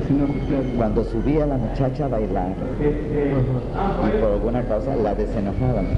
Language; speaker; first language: Spanish; native; Spanish